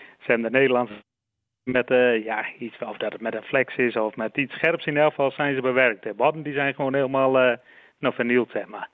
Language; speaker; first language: Dutch; native; Dutch